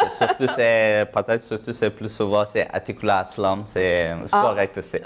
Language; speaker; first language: French; non-native, fluent; Persian